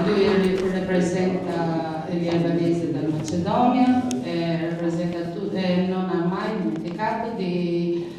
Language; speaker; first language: Italian; non-native, learner; Albanian